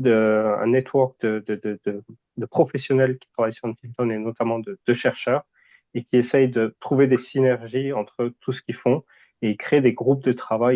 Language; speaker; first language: French; native; French